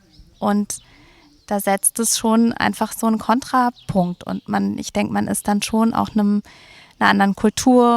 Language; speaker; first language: German; native; German